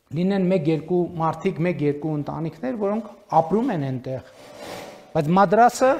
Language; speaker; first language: Armenian; native; Armenian